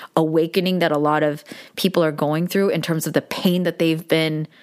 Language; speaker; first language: English; early bilingual, other home language; Korean